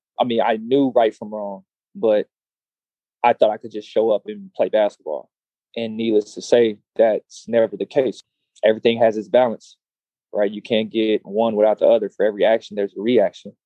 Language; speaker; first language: English; native; English